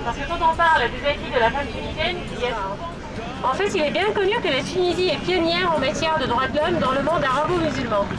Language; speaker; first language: French; non-native, local second language; Arabic